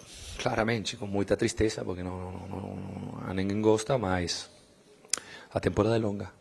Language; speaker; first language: Portuguese; non-native, fluent; Spanish